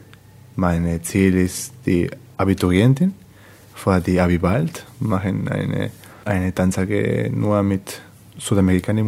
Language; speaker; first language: German; non-native, learner; Spanish